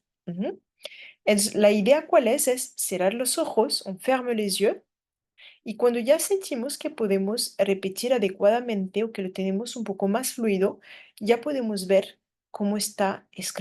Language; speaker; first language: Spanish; non-native, fluent; French